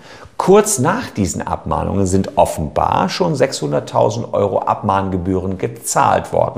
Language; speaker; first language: German; native; German